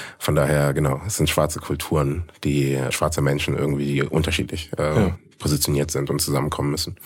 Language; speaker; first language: German; native; German